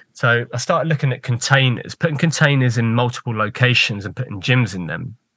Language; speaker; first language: English; native; English